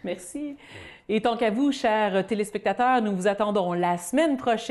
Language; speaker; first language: French; native; French